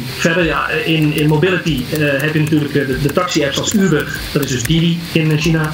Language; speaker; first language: Dutch; native; Dutch